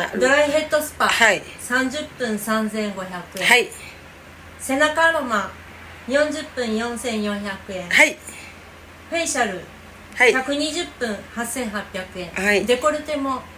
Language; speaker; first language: Japanese; non-native, fluent; Thai